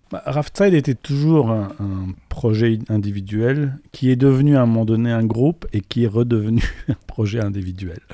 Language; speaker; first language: French; non-native, local second language; Polish